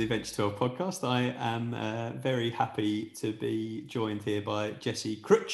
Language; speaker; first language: English; native; English